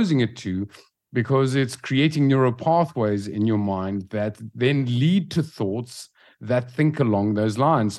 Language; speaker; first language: English; native; English